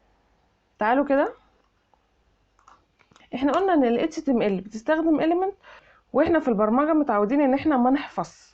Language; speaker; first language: Arabic; native; Arabic